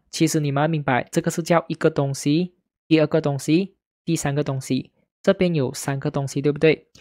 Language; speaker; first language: Chinese; native; Chinese